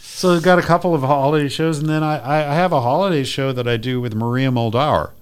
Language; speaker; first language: English; native; English